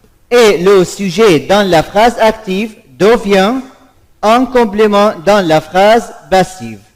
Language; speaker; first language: French; non-native, fluent; Arabic